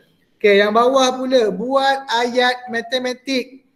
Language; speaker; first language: Malay; native; Malay